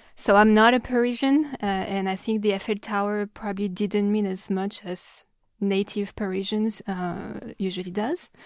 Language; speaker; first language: English; non-native, fluent; French